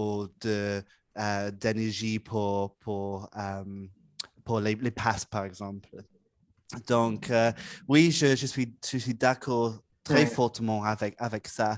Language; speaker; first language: French; non-native, learner; English